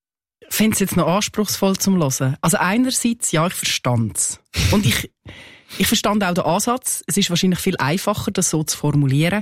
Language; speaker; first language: German; native; German